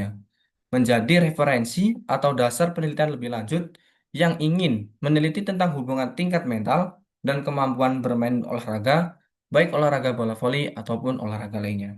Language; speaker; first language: Indonesian; native; Indonesian